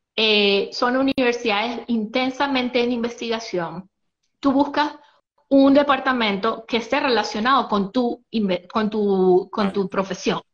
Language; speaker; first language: Spanish; native; Spanish